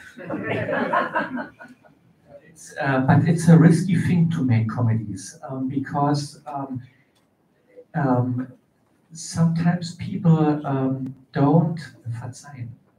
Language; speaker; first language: English; non-native, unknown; German